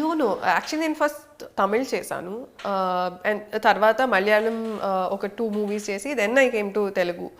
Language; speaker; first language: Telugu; non-native, fluent; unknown